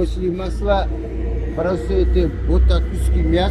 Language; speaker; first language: Russian; non-native, learner; Uzbek